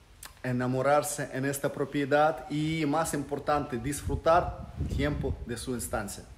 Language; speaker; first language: Spanish; non-native, fluent; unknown